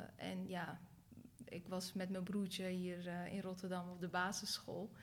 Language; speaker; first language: Dutch; early bilingual, other home language; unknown